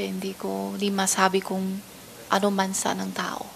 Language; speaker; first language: Filipino; non-native, learner; Chinese